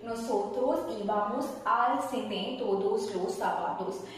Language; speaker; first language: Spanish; non-native, fluent; Hindi